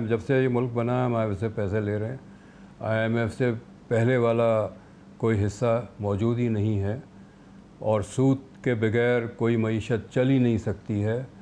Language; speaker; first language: Urdu; native; Urdu